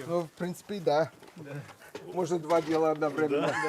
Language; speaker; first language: Russian; non-native, fluent; English